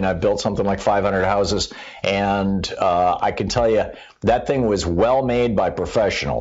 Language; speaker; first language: English; native; English